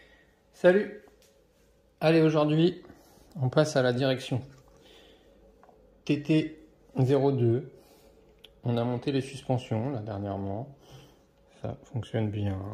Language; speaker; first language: French; native; French